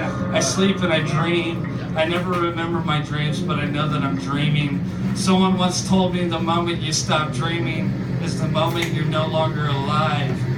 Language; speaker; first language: English; native; English